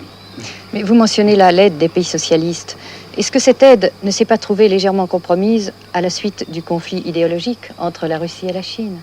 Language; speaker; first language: French; native; French